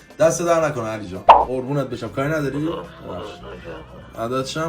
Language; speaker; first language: Persian; native; Persian